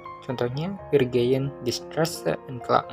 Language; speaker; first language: German; non-native, learner; Indonesian